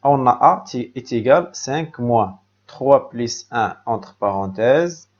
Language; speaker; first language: French; non-native, local second language; Arabic